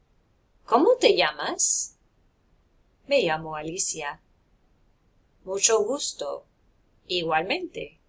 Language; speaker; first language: Spanish; non-native, fluent; English